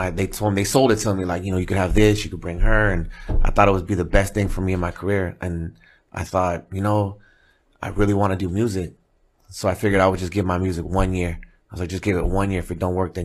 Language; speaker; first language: English; native; English